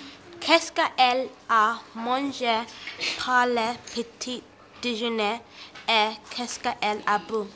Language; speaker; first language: French; non-native, learner; English